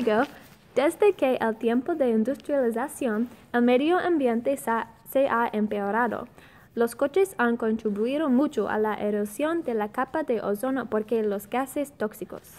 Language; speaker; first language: Spanish; non-native, learner; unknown